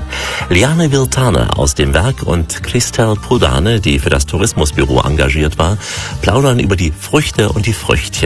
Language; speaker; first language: German; native; German